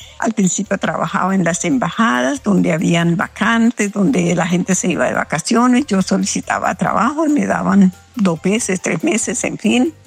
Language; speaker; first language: Spanish; native; Spanish